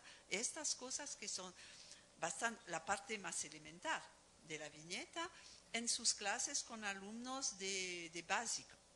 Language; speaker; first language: Spanish; non-native, fluent; French